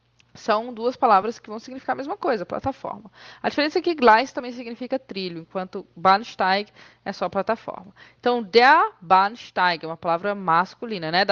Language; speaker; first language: Portuguese; native; Portuguese